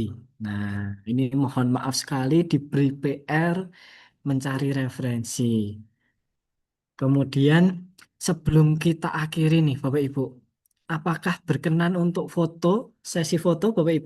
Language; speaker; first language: Indonesian; native; Indonesian